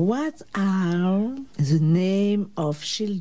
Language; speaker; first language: English; non-native, learner; French